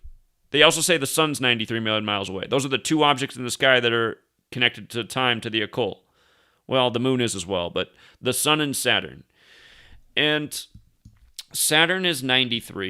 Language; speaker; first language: English; native; English